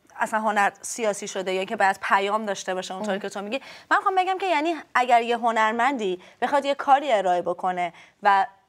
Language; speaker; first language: Persian; native; Persian